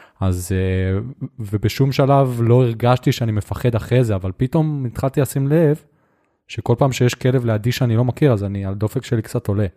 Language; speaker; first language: Hebrew; native; Hebrew